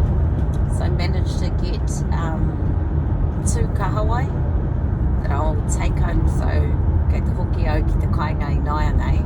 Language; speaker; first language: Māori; non-native, local second language; English